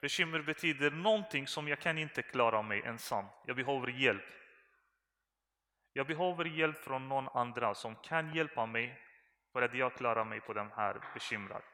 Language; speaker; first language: Swedish; non-native, learner; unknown